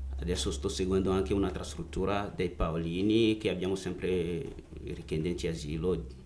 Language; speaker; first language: Italian; non-native, fluent; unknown